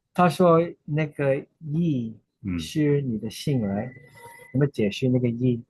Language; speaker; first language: Chinese; early bilingual, heritage; Chinese